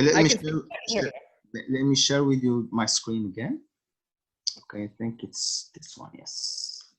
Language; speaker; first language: English; non-native, fluent; Arabic